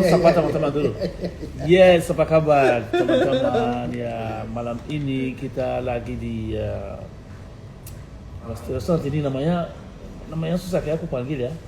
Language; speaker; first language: Indonesian; non-native, fluent; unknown